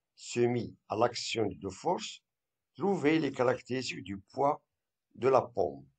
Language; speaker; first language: French; non-native, local second language; Arabic